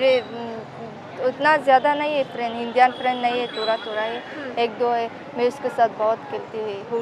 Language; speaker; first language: Hindi; non-native, learner; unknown